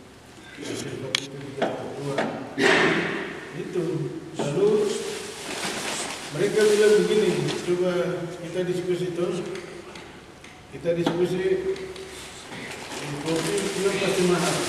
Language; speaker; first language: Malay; non-native, local second language; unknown